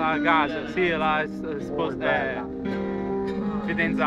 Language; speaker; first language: Italian; non-native, learner; Portuguese